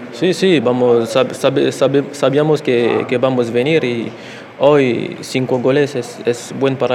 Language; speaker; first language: Spanish; non-native, learner; French